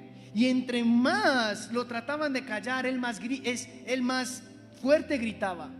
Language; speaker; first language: Spanish; native; Spanish